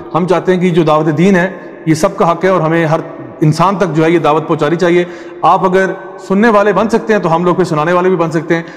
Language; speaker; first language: Urdu; native; Urdu